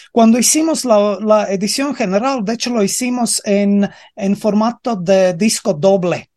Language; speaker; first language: Spanish; non-native, fluent; Latvian